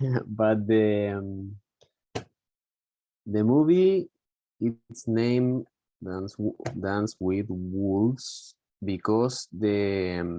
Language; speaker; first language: English; non-native, learner; Spanish